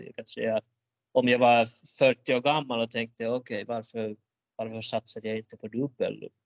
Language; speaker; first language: Swedish; non-native, local second language; Finnish